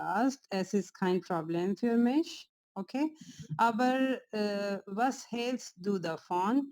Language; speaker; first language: German; non-native, learner; Urdu